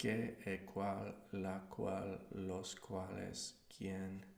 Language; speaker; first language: Spanish; non-native, learner; English